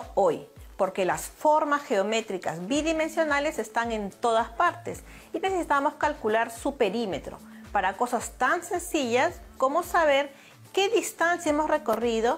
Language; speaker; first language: Spanish; native; Spanish